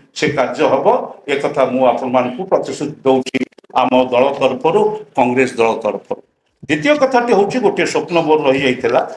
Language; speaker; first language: Odia; native; Odia